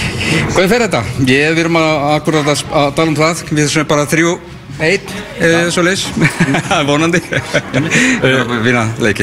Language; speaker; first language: Icelandic; non-native, learner; Spanish